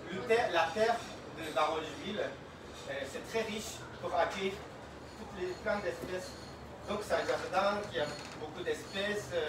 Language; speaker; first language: French; non-native, fluent; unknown